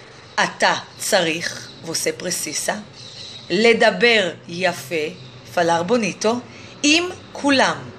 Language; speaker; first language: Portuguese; non-native, fluent; Hebrew